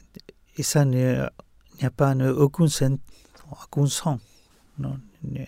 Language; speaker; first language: French; non-native, fluent; Spanish